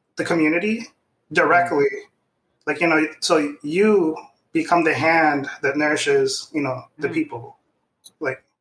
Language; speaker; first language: English; non-native, local second language; Filipino